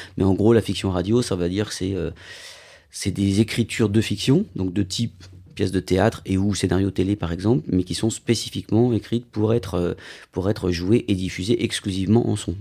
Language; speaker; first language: French; native; French